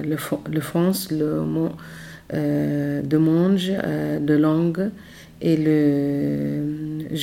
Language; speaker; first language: French; non-native, learner; Arabic